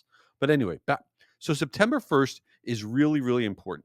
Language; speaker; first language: English; native; English